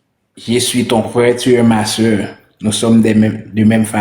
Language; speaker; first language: French; non-native, learner; Haitian Creole